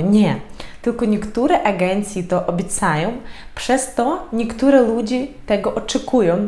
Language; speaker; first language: Polish; non-native, fluent; Ukrainian